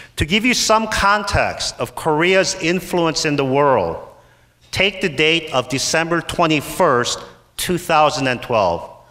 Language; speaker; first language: English; native; English